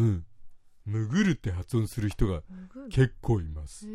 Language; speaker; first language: Japanese; native; Japanese